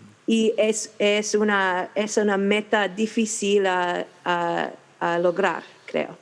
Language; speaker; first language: Spanish; non-native, fluent; English